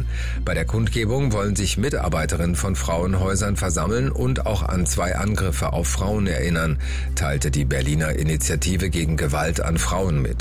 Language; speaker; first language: German; native; German